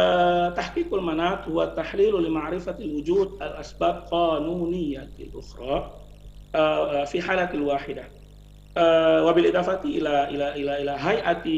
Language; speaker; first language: Arabic; non-native, fluent; Indonesian